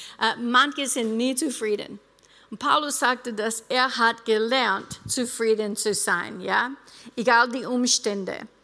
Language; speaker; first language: German; non-native, fluent; English